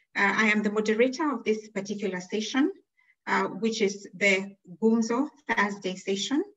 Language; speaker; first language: English; non-native, local second language; Swahili